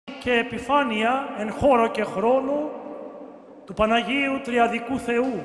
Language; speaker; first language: Greek; native; Greek